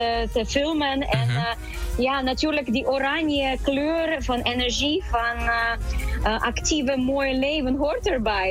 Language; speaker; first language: Dutch; non-native, fluent; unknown